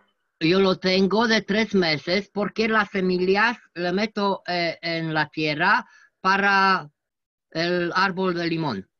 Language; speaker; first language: Spanish; non-native, learner; French